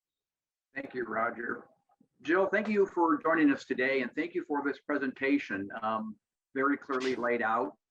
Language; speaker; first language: English; native; English